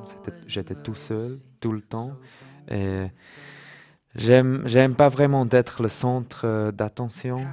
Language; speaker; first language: French; non-native, learner; German